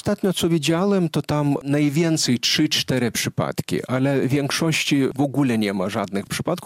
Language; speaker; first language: Polish; non-native, fluent; Lithuanian